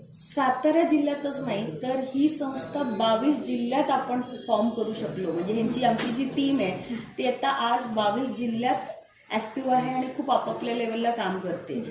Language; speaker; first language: Marathi; non-native, local second language; Hindi